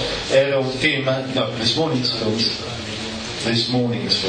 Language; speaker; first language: English; non-native, fluent; Italian